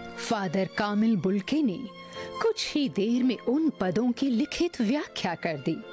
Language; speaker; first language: Hindi; native; Hindi